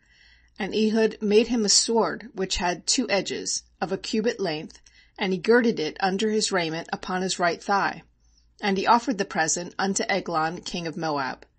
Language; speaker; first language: English; native; English